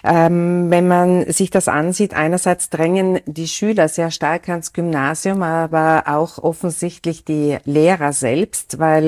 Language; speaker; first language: German; native; German